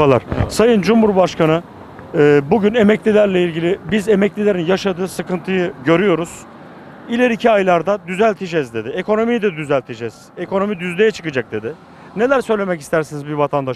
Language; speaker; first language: Turkish; native; Turkish